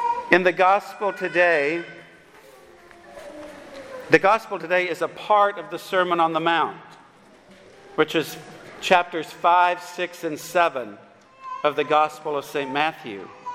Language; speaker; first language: English; native; English